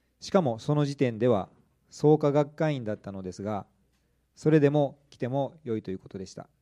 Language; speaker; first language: Japanese; native; Japanese